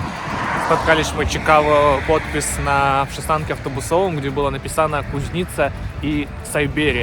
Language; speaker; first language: Polish; non-native, learner; Russian